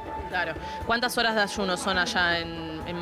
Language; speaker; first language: Spanish; native; Spanish